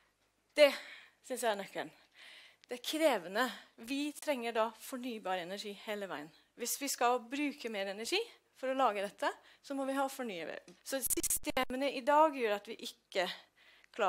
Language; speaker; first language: Norwegian; non-native, fluent; English